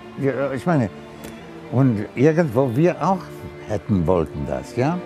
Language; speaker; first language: German; non-native, learner; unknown